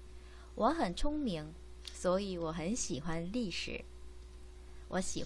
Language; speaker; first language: Chinese; non-native, learner; Korean